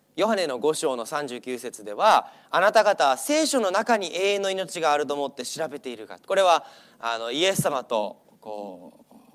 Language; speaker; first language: Japanese; non-native, fluent; English